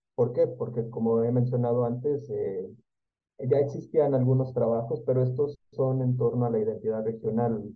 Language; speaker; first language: Spanish; native; Spanish